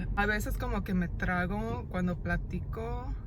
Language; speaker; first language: Spanish; early bilingual, heritage; Spanish